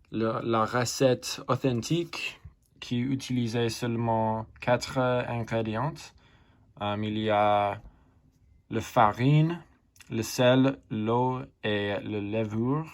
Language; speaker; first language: French; non-native, learner; English